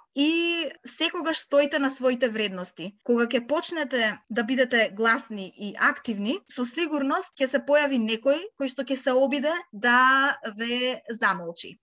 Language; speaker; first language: Macedonian; native; Macedonian